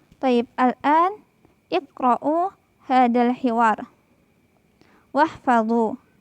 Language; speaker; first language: Arabic; non-native, fluent; Indonesian